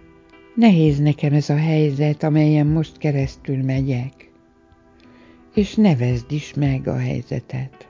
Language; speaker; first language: Hungarian; native; Hungarian